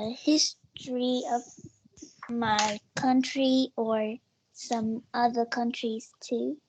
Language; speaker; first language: English; non-native, learner; Vietnamese